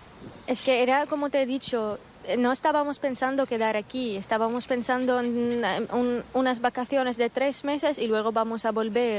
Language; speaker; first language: Spanish; non-native, fluent; Arabic